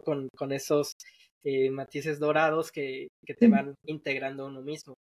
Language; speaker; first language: Spanish; native; Spanish